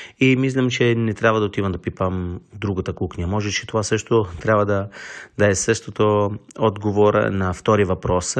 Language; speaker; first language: Bulgarian; non-native, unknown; Italian